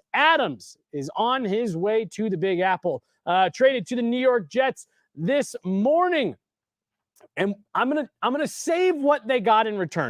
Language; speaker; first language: English; native; English